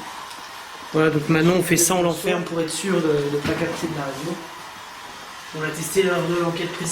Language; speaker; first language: French; native; French